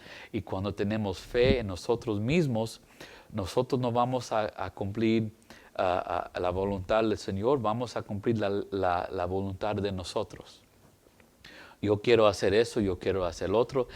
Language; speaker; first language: Spanish; early bilingual, heritage; English